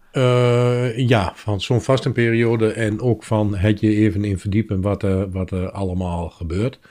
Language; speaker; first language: Dutch; native; Dutch